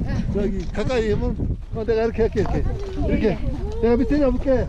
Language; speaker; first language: Korean; native; Korean